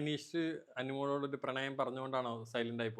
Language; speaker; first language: Malayalam; native; Malayalam